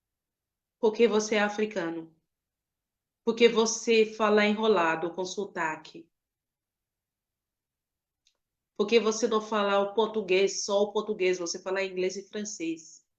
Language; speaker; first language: Portuguese; non-native, fluent; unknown